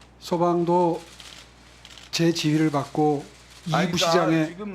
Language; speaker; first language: Korean; native; Korean